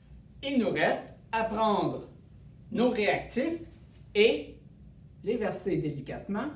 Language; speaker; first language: French; native; French